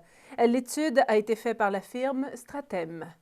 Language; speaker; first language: French; native; French